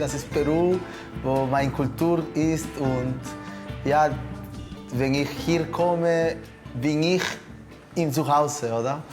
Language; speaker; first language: German; non-native, fluent; Spanish